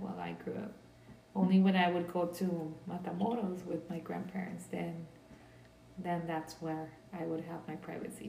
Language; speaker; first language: English; early bilingual, other home language; Spanish